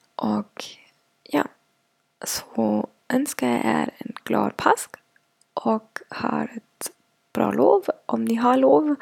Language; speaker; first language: Swedish; non-native, fluent; German